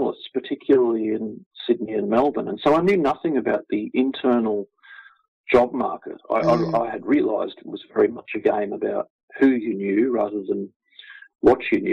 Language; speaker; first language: English; native; English